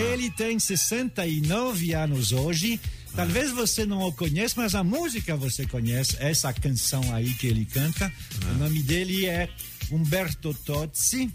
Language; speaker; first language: Portuguese; non-native, fluent; French